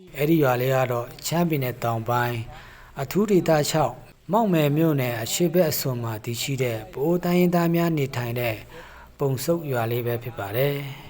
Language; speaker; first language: Burmese; non-native, local second language; Pa'o Karen